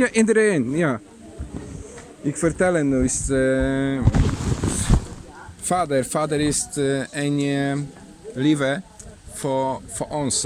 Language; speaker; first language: Dutch; non-native, learner; Polish